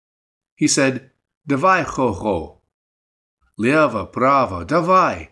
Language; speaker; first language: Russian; non-native, fluent; English